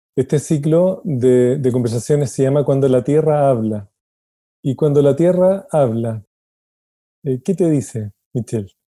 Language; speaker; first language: Spanish; native; Spanish